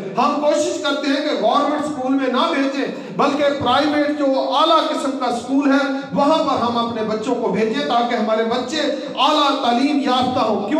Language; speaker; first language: Urdu; non-native, local second language; Punjabi